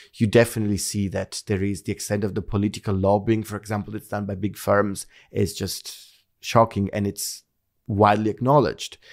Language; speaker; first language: English; non-native, fluent; Italian